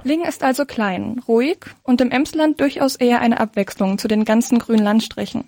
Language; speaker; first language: German; native; German